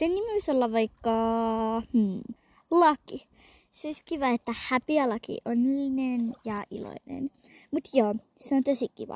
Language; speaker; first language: Finnish; native; Finnish